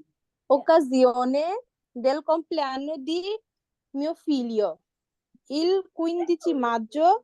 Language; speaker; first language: Italian; non-native, learner; Bangla